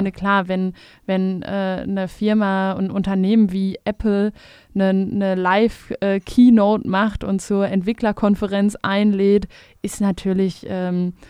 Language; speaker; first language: German; native; German